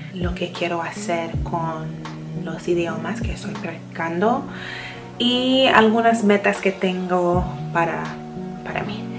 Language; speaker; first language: Spanish; non-native, learner; English